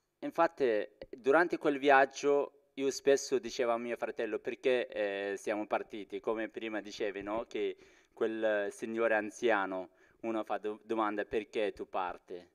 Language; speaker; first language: Italian; non-native, fluent; Persian